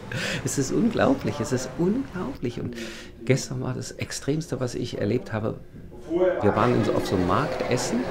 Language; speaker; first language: German; native; German